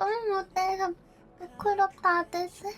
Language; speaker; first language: Korean; non-native, learner; Japanese